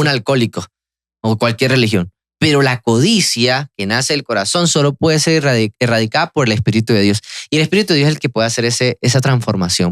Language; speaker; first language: Spanish; native; Spanish